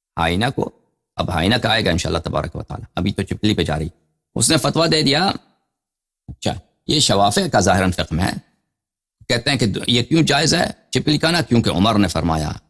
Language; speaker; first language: Urdu; non-native, fluent; Persian